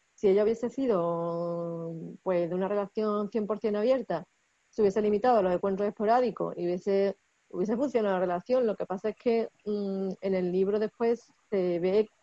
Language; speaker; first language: Spanish; native; Spanish